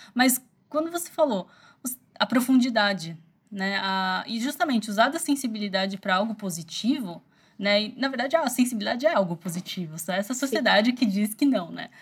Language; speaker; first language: Portuguese; early bilingual, other home language; Chinese